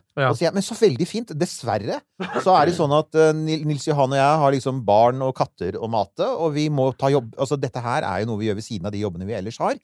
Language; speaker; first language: Norwegian; native; Norwegian